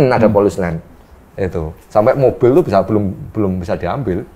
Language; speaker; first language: Indonesian; native; Indonesian